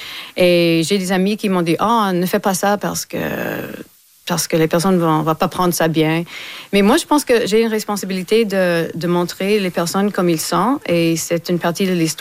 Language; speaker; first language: French; non-native, local second language; English